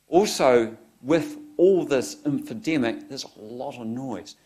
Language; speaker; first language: English; native; English